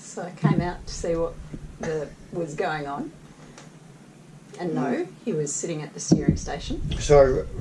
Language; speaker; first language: English; native; English